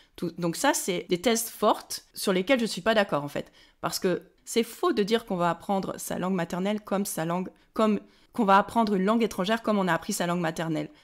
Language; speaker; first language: French; native; French